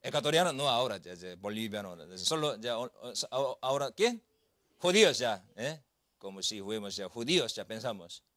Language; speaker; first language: Spanish; non-native, learner; Korean